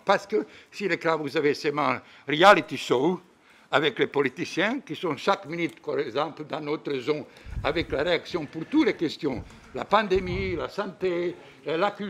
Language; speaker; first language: French; non-native, fluent; Bosnian